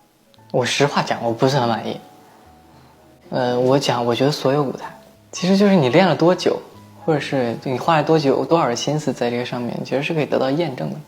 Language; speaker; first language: Chinese; native; Chinese